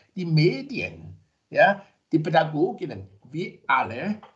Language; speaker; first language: German; non-native, fluent; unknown